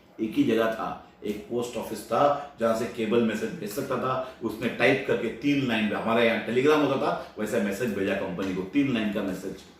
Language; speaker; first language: Hindi; non-native, local second language; Marathi